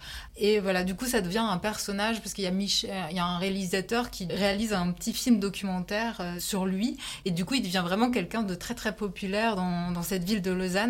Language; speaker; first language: French; native; French